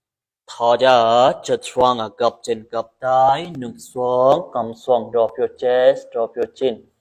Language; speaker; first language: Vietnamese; non-native, learner; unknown